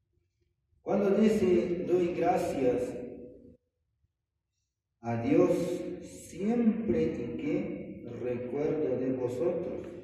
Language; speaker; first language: Spanish; non-native, fluent; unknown